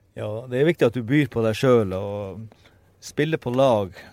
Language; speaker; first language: Norwegian; native; Norwegian